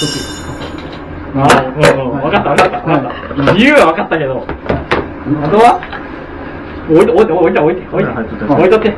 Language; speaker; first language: Japanese; native; Japanese